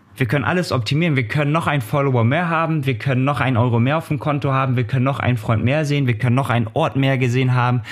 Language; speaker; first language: German; native; German